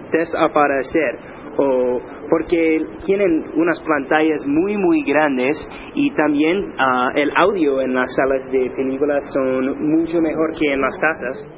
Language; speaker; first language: Spanish; non-native, learner; English